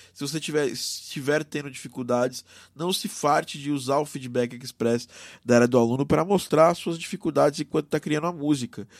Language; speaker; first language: Portuguese; native; Portuguese